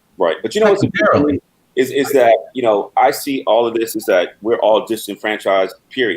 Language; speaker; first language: English; native; English